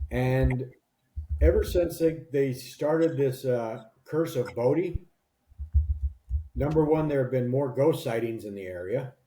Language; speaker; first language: English; native; English